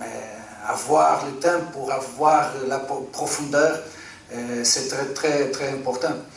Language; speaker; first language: French; non-native, fluent; Portuguese